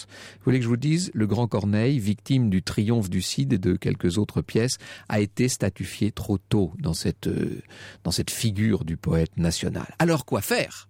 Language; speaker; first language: French; native; French